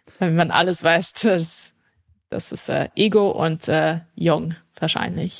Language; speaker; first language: German; early bilingual, heritage; English